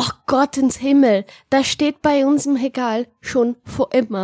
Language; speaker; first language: German; non-native, fluent; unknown